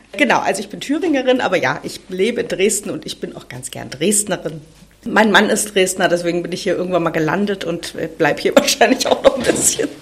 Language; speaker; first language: German; native; German